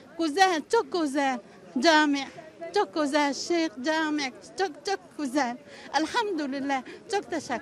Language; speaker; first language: Turkish; non-native, learner; Arabic